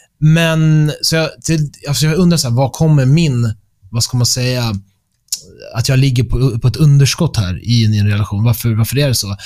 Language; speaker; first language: Swedish; early bilingual, other home language; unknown